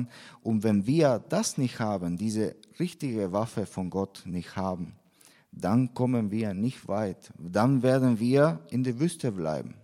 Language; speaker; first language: German; non-native, fluent; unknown